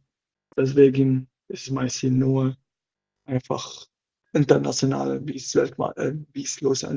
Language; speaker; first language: German; non-native, learner; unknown